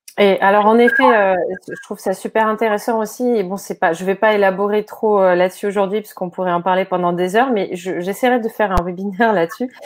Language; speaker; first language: French; non-native, fluent; Ukrainian